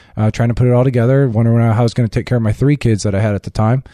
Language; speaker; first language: English; native; English